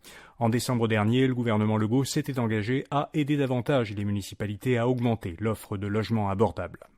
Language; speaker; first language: French; native; French